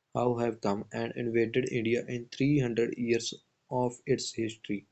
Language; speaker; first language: English; non-native, local second language; Punjabi